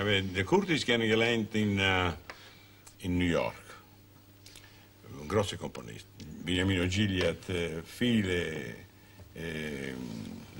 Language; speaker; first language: German; non-native, learner; Italian